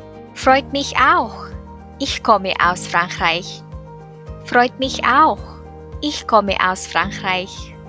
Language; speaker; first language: German; non-native, fluent; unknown